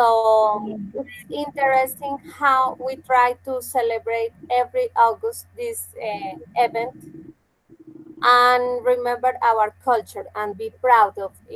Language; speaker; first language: English; non-native, fluent; Spanish